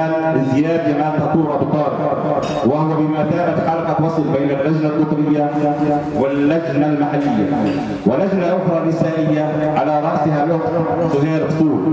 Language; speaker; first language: Arabic; native; Arabic